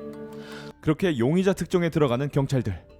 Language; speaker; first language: Korean; native; Korean